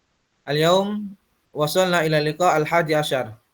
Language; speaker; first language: Arabic; non-native, fluent; Indonesian